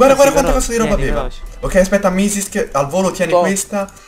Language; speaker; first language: Italian; native; Italian